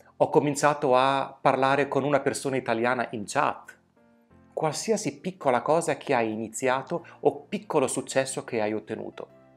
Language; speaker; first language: Italian; native; Italian